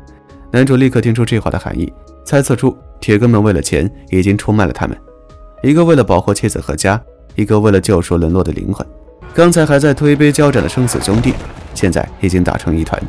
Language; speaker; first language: Chinese; native; Chinese